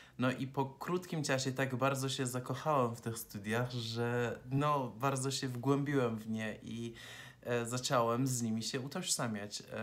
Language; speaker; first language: Polish; non-native, fluent; Persian